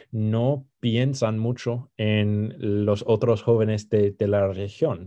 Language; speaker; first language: Spanish; non-native, fluent; English